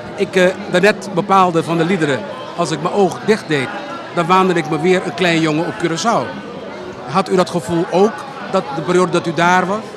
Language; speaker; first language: Dutch; non-native, local second language; Papiamento